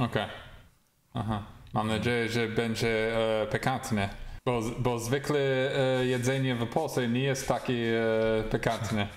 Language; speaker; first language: Polish; non-native, learner; English